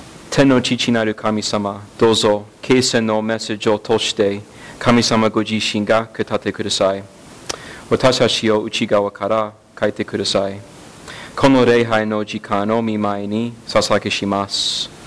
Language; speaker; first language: Japanese; non-native, learner; English